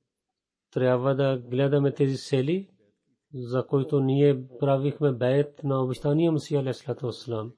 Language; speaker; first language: Bulgarian; non-native, learner; Urdu